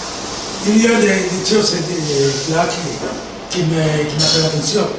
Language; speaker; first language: French; non-native, fluent; Spanish